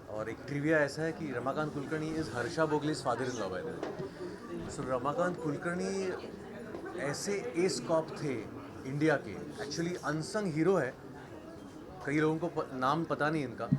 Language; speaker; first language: Hindi; non-native, local second language; Marathi